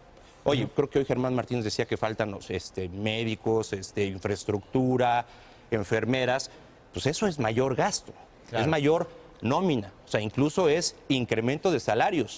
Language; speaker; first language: Spanish; native; Spanish